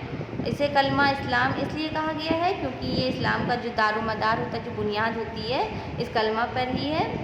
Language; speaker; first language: Urdu; native; Urdu